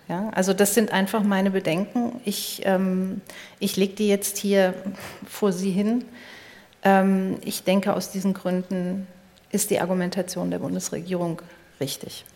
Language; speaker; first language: German; native; German